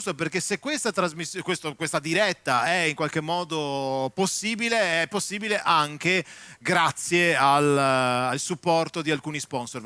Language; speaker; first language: Italian; native; Italian